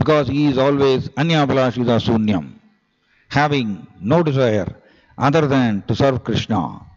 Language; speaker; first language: English; non-native, local second language; Tamil